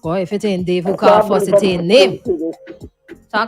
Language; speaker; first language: English; native; English